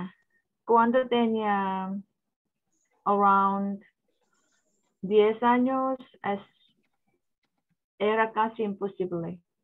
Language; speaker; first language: Spanish; non-native, learner; Korean